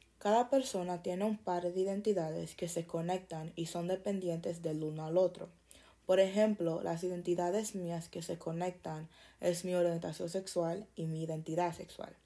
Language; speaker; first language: Spanish; early bilingual, heritage; Spanish